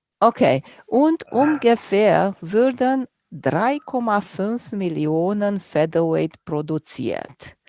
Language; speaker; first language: German; non-native, fluent; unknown